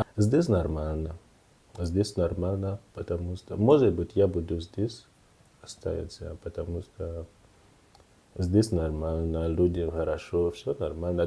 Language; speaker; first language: Russian; non-native, learner; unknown